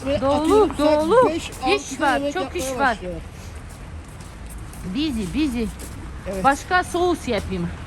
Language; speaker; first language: Turkish; non-native, learner; Russian